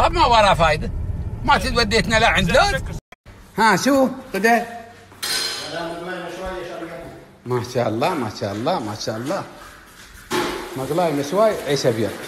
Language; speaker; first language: Arabic; native; Arabic